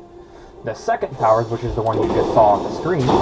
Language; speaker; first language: English; native; English